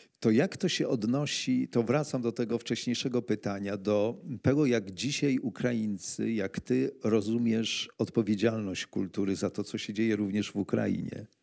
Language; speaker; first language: Polish; native; Polish